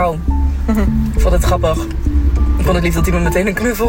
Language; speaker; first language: Dutch; native; Dutch